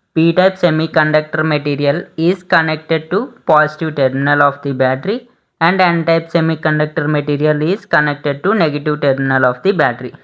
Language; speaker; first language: English; non-native, local second language; Telugu